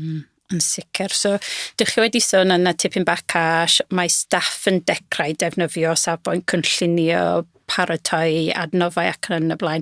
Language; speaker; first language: Welsh; non-native, local second language; English